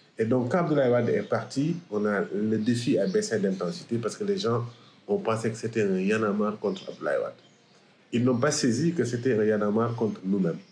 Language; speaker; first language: French; non-native, local second language; Wolof